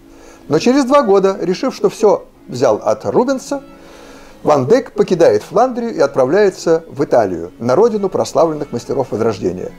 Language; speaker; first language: Russian; native; Russian